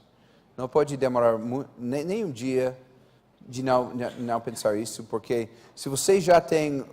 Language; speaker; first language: Portuguese; non-native, fluent; English